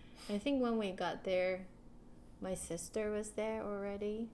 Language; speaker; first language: English; non-native, fluent; Japanese